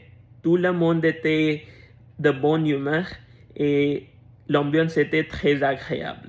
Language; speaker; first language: French; non-native, learner; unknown